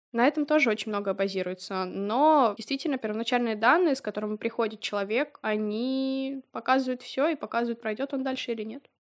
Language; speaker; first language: Russian; native; Russian